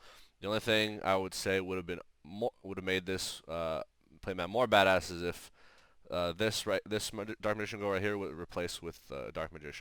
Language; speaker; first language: English; native; English